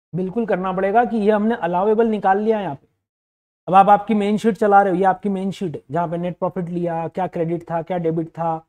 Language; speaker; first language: Hindi; native; Hindi